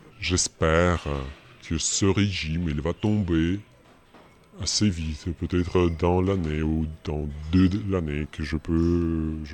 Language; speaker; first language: French; non-native, learner; Russian